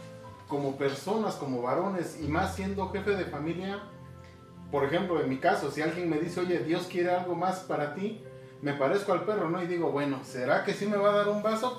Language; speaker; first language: Spanish; native; Spanish